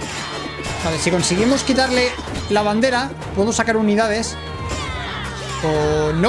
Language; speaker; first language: Spanish; native; Spanish